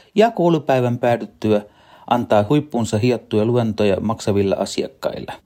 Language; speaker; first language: Finnish; non-native, fluent; Sinhala